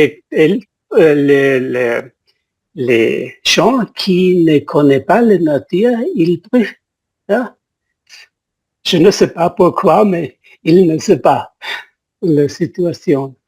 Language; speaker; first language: French; non-native, learner; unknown